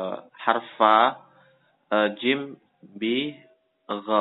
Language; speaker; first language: Arabic; non-native, fluent; Indonesian